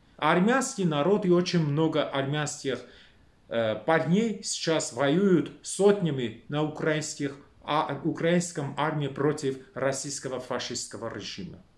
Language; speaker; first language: Russian; non-native, local second language; Armenian